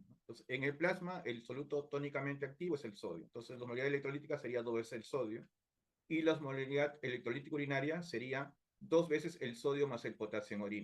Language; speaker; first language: Spanish; native; Spanish